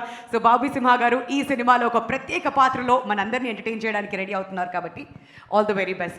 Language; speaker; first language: Telugu; native; Telugu